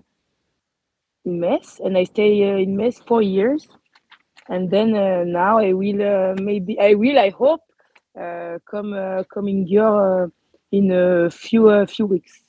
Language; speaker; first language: English; non-native, learner; French